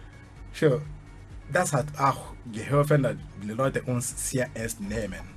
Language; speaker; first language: German; non-native, fluent; Igbo